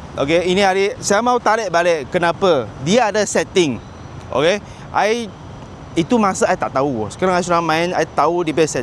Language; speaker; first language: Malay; non-native, local second language; Chinese